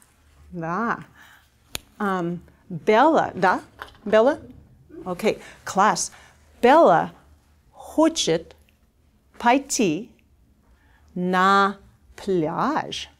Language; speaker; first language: Russian; non-native, fluent; English